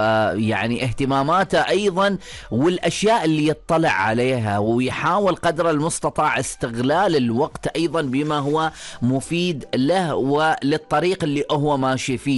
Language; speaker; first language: Arabic; native; Arabic